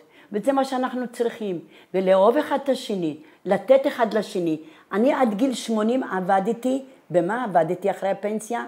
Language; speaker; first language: Hebrew; non-native, fluent; Italian